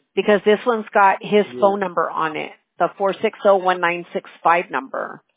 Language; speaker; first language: English; early bilingual, other home language; Spanish